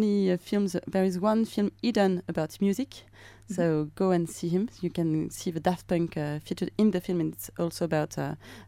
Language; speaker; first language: English; non-native, fluent; French